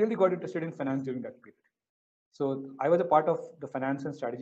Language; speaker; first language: English; non-native, local second language; Hindi